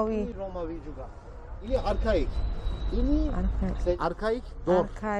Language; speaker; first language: Indonesian; non-native, learner; Turkish